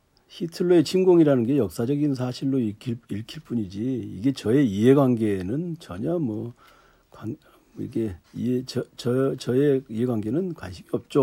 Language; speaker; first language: Korean; native; Korean